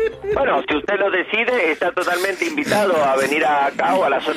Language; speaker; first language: Spanish; native; Spanish